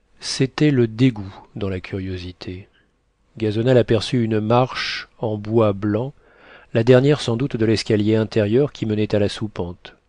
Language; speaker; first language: French; native; French